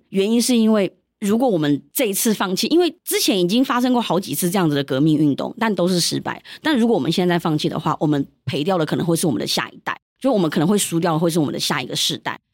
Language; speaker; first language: Chinese; early bilingual, heritage; Chinese